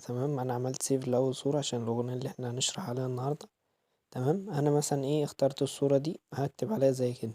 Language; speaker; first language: Arabic; native; Arabic